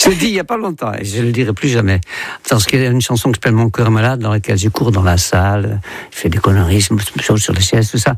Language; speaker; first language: French; non-native, fluent; Dutch